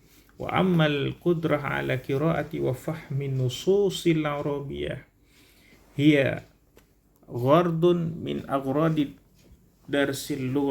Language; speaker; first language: Arabic; non-native, learner; Indonesian